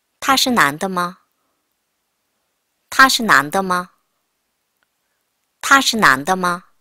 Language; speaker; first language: Chinese; non-native, fluent; Korean